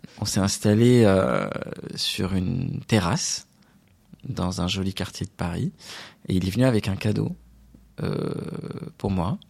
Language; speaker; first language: French; non-native, local second language; Arabic